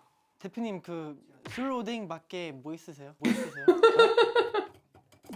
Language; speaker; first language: Korean; non-native, fluent; English